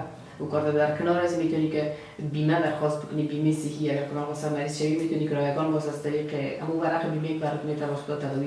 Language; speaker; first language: Persian; native; Persian